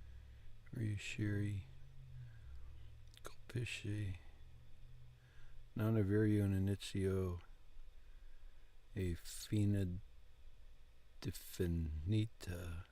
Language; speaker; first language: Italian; non-native, learner; English